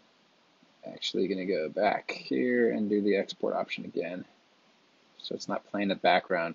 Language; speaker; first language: English; native; English